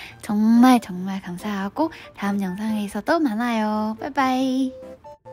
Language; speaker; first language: Korean; non-native, fluent; Vietnamese